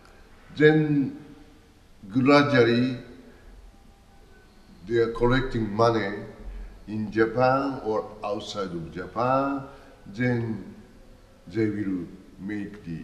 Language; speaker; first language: English; non-native, learner; Japanese